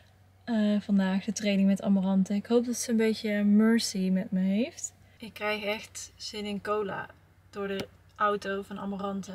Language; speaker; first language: Dutch; native; Dutch